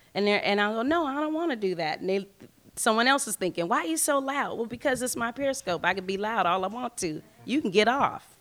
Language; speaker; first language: English; native; English